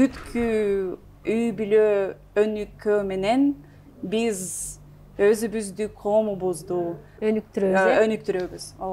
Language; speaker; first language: Kyrgyz; non-native, learner; English